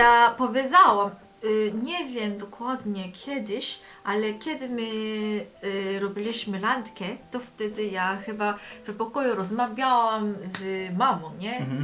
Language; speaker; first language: Polish; non-native, learner; Korean